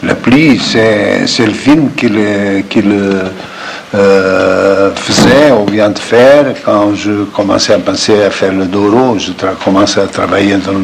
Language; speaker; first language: French; non-native, fluent; Portuguese